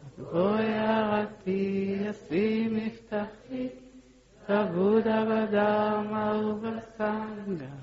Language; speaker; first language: Hebrew; early bilingual, other home language; Polish